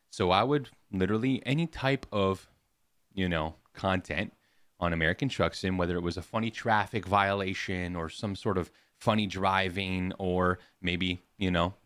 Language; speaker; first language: English; native; English